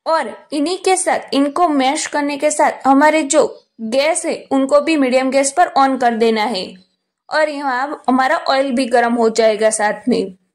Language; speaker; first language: Hindi; non-native, local second language; Gujarati